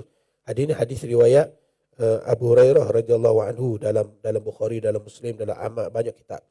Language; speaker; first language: Malay; native; Malay